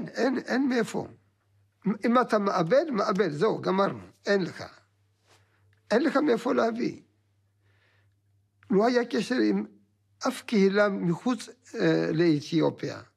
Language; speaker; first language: Hebrew; non-native, fluent; Amharic